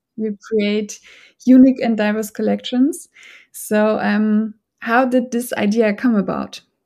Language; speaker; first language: English; non-native, fluent; German